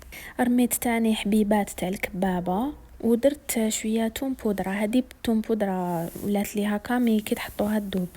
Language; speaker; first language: Arabic; native; Arabic